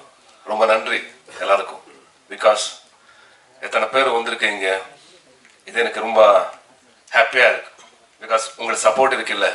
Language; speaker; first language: Tamil; non-native, learner; Kannada